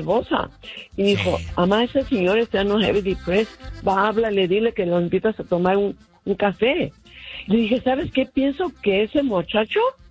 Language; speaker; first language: Spanish; early bilingual, heritage; Spanish